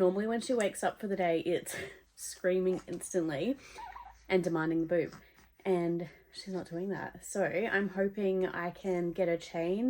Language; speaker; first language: English; native; English